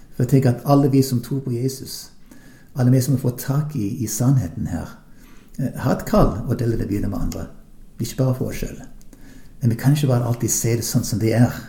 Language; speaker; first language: Norwegian; non-native, fluent; English